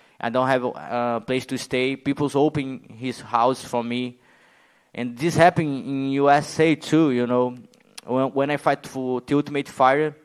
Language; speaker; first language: English; non-native, learner; Portuguese